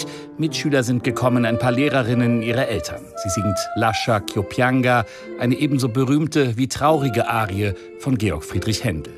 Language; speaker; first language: German; native; German